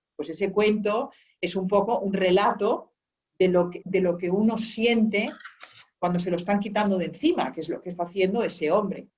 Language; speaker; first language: Spanish; early bilingual, heritage; Spanish